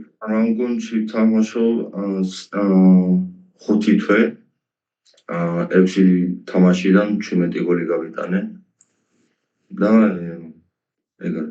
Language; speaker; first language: Georgian; early bilingual, heritage; Georgian